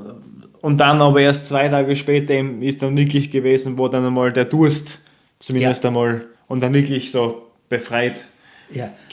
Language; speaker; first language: German; native; German